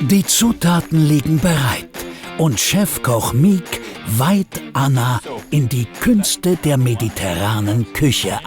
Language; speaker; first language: German; native; German